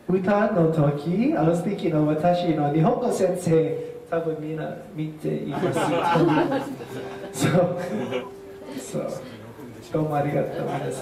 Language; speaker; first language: Japanese; non-native, learner; English